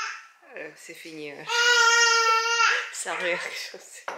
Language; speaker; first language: French; non-native, learner; Japanese